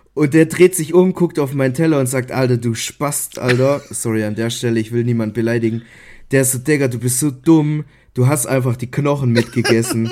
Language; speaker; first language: German; native; German